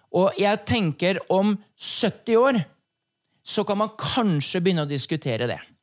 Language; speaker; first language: Norwegian; native; Norwegian